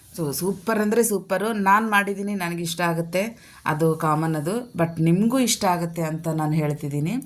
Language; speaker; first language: Kannada; non-native, local second language; Telugu